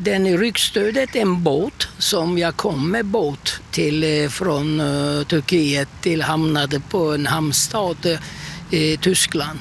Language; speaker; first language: Swedish; non-native, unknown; Turkish